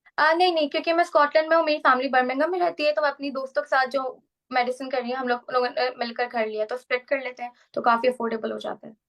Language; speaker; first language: Urdu; native; Urdu